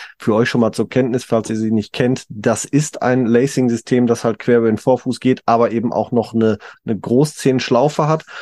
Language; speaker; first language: German; native; German